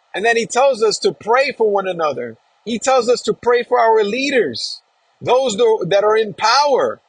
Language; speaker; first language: English; native; English